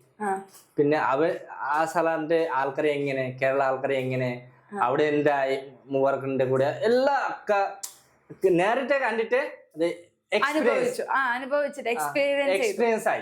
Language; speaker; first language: Malayalam; non-native, local second language; Bangla